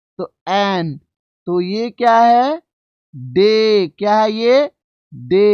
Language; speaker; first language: Hindi; native; Hindi